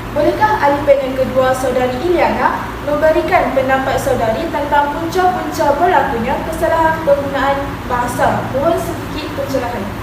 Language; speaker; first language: Malay; native; Malay